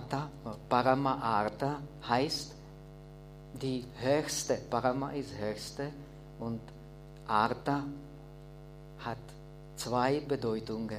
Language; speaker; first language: German; non-native, fluent; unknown